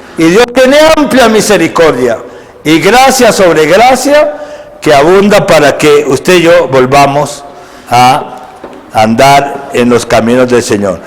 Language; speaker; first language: Spanish; native; Spanish